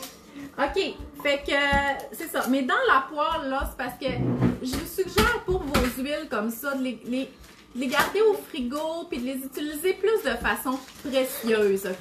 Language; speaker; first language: French; native; French